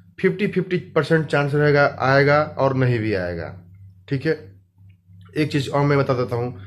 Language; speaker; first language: Hindi; native; Hindi